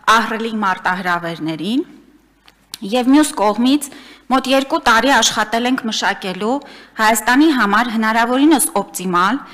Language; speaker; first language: Armenian; native; Armenian